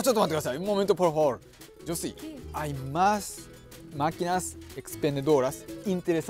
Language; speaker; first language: Spanish; non-native, fluent; Japanese